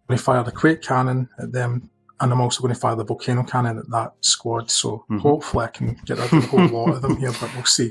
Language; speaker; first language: English; native; English